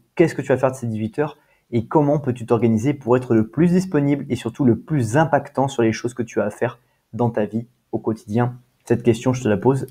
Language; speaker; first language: French; native; French